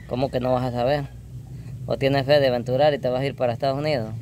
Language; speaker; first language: Spanish; native; Spanish